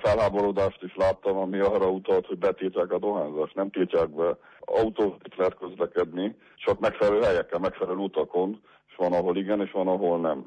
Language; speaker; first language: Hungarian; native; Hungarian